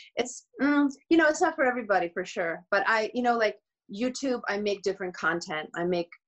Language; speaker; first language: English; early bilingual, other home language; Georgian